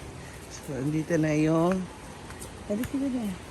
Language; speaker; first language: Filipino; non-native, local second language; Cebuano